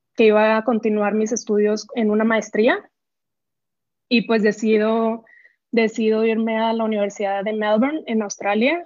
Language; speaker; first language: Spanish; native; Spanish